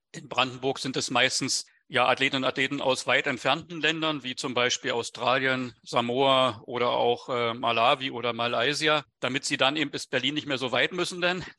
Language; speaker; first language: German; native; German